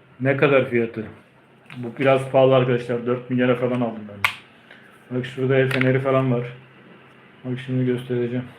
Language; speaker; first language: Turkish; early bilingual, heritage; Turkish